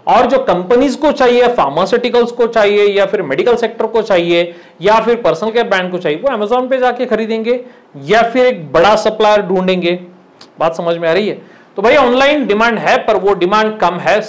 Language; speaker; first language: Hindi; non-native, local second language; Marathi